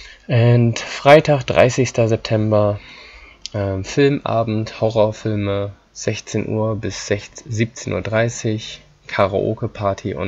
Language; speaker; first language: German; non-native, fluent; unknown